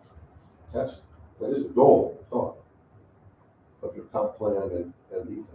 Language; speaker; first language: English; native; English